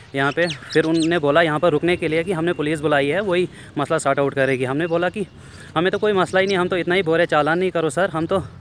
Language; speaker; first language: Hindi; native; Hindi